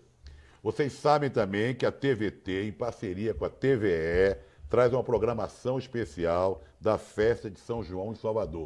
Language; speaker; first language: Portuguese; native; Portuguese